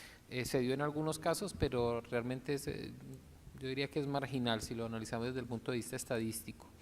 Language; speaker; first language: Spanish; native; Spanish